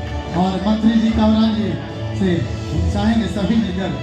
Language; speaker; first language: Hindi; native; Hindi